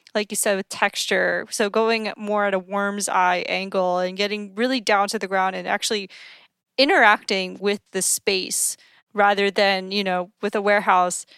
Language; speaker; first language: English; native; English